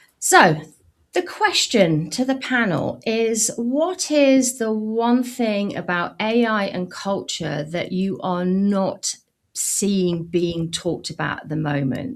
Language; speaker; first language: English; native; English